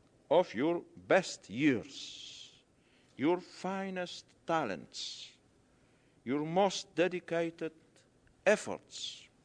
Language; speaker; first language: English; non-native, fluent; Polish